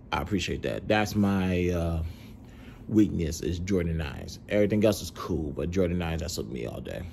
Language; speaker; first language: English; native; English